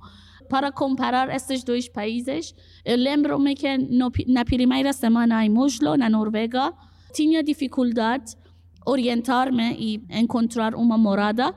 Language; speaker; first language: Portuguese; non-native, fluent; Persian